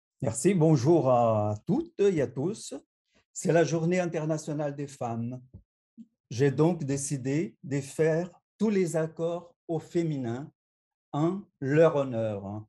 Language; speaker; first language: French; non-native, fluent; Portuguese